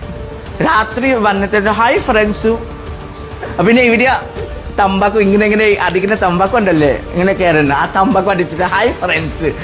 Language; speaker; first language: Malayalam; non-native, learner; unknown